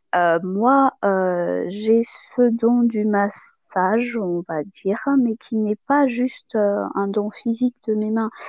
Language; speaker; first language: French; non-native, local second language; Malagasy